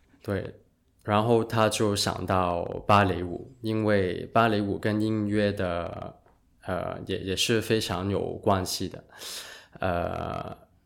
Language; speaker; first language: Chinese; non-native, local second language; Cantonese